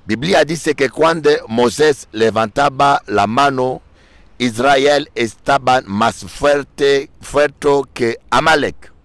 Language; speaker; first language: Spanish; non-native, learner; French